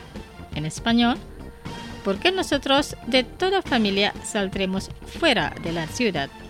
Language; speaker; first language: Spanish; non-native, fluent; Indonesian